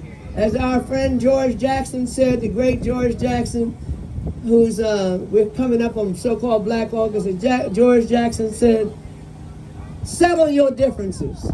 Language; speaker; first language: English; native; English